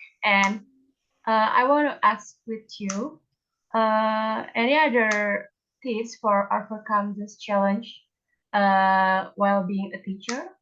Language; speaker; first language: English; non-native, learner; Indonesian